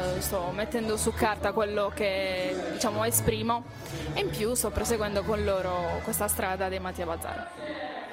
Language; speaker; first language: Italian; native; Italian